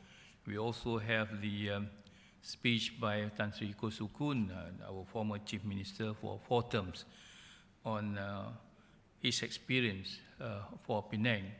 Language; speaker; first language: English; non-native, local second language; Malay